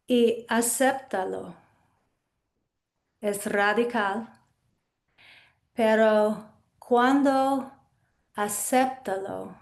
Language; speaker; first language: Spanish; non-native, fluent; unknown